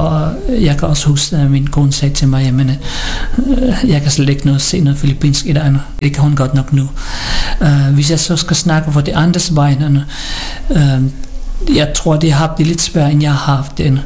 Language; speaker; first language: Danish; early bilingual, other home language; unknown